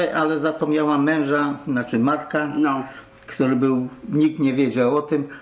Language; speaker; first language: Polish; native; Polish